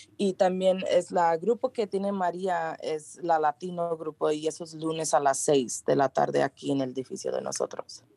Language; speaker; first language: Spanish; early bilingual, heritage; Spanish